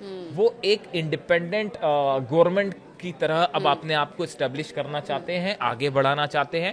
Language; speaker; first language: Hindi; native; Hindi